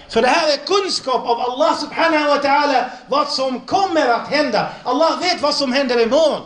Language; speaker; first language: Swedish; non-native, local second language; Arabic